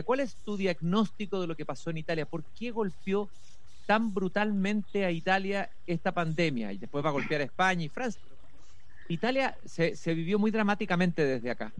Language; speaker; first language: Spanish; native; Spanish